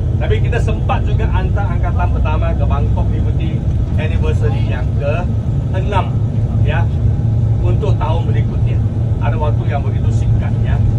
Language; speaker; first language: Malay; non-native, local second language; Chinese